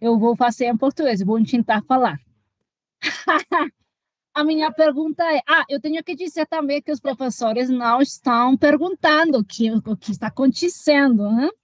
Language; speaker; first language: Portuguese; non-native, learner; Spanish